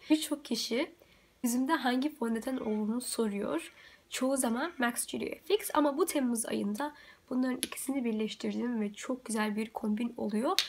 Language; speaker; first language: Turkish; early bilingual, heritage; Turkish